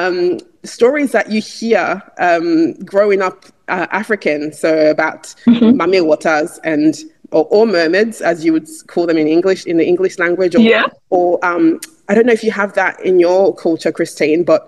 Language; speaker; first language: English; non-native, local second language; Igbo